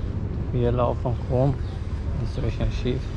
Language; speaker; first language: German; non-native, learner; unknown